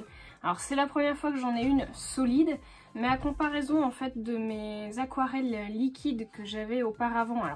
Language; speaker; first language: French; native; French